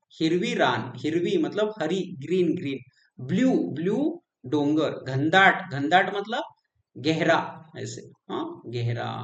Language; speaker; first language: Hindi; non-native, local second language; Marathi